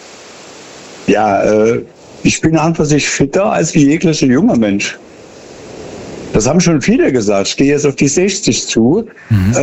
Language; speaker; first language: German; native; German